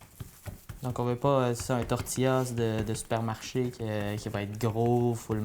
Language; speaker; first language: French; native; French